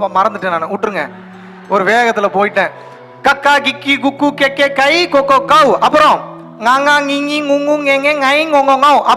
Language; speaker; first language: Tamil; non-native, local second language; Telugu